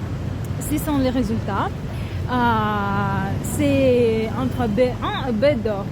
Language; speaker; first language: French; non-native, learner; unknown